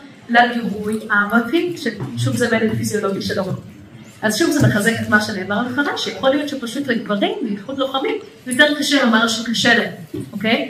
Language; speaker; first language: Hebrew; native; Hebrew